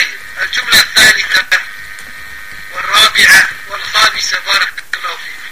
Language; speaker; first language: Arabic; non-native, fluent; French